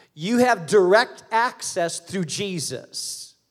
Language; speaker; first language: English; early bilingual, other home language; Spanish